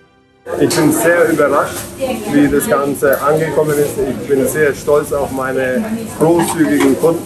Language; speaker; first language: German; early bilingual, other home language; Turkish